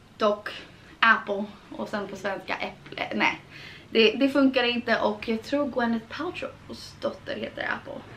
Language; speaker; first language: Swedish; early bilingual, heritage; Swedish